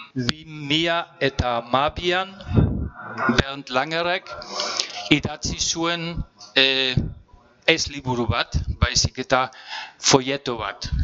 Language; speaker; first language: Basque; non-native, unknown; German